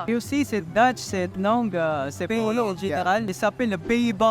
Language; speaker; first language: French; non-native, learner; Filipino